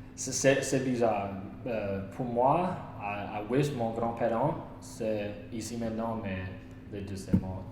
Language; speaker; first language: French; non-native, learner; English